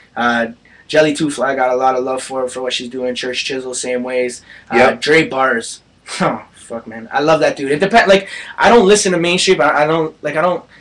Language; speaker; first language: English; native; English